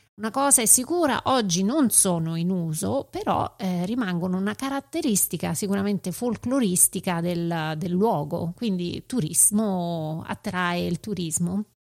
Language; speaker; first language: Italian; native; Italian